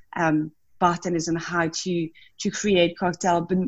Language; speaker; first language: English; non-native, fluent; French